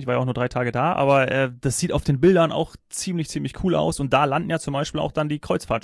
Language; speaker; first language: German; native; German